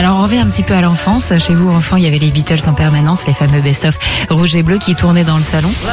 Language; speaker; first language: French; native; French